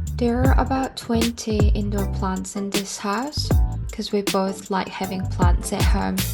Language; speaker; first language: English; non-native, fluent; Korean